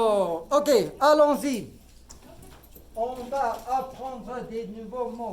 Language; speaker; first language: French; non-native, fluent; English